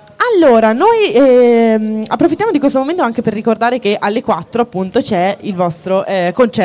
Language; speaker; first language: Italian; native; Italian